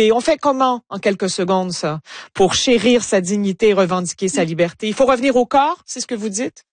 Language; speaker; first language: French; native; French